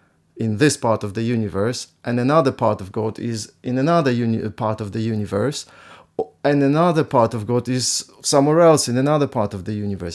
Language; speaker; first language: English; non-native, fluent; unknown